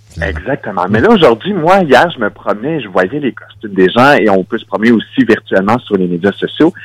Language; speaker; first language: French; native; French